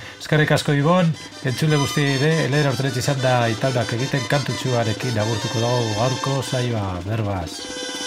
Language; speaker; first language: Basque; native; Basque